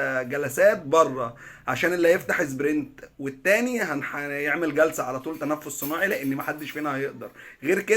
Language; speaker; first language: Arabic; native; Arabic